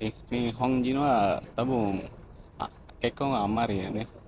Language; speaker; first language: Japanese; non-native, learner; Indonesian